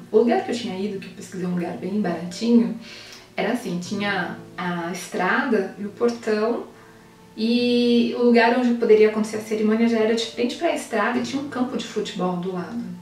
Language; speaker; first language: Portuguese; native; Portuguese